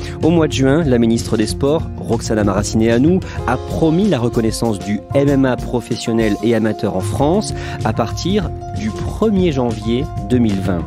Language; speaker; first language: French; native; French